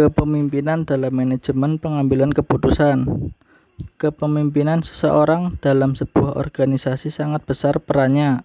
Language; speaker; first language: Indonesian; native; Indonesian